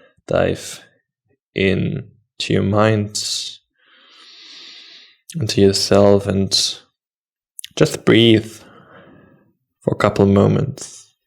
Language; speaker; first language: English; non-native, fluent; German